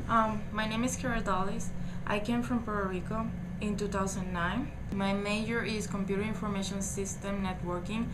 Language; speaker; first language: English; non-native, learner; Spanish